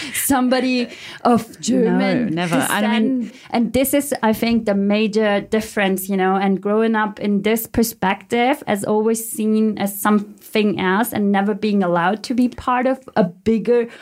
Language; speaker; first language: English; early bilingual, heritage; German